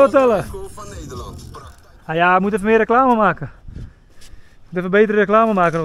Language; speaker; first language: Dutch; native; Dutch